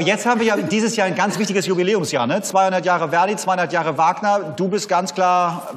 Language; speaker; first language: German; native; German